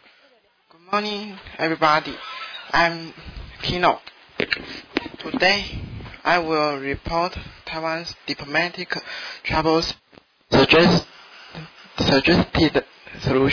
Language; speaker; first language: English; non-native, learner; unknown